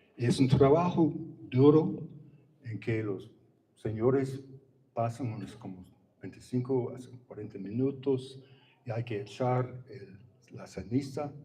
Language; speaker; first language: Spanish; non-native, fluent; English